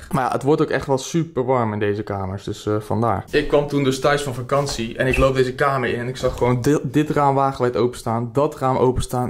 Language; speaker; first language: Dutch; native; Dutch